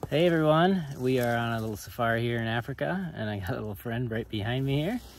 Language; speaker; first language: English; native; English